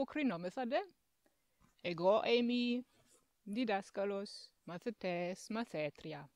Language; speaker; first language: Greek; non-native, fluent; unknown